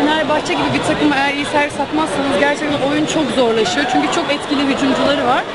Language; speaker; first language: Turkish; native; Turkish